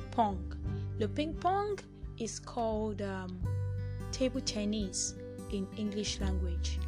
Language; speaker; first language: English; non-native, local second language; Yoruba